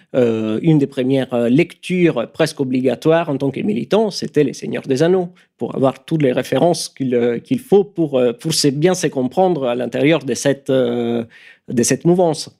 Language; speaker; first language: French; non-native, fluent; Italian